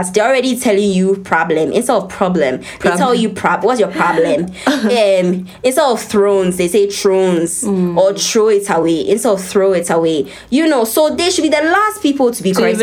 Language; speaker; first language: English; non-native, local second language; Akan